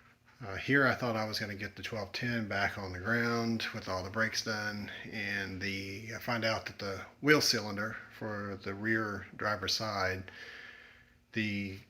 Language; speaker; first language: English; native; English